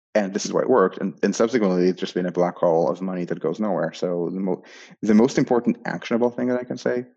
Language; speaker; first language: English; non-native, fluent; Hebrew